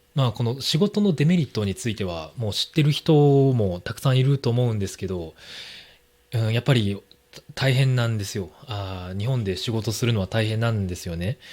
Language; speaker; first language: Japanese; native; Japanese